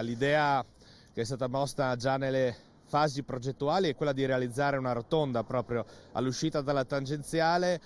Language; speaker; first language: Italian; native; Italian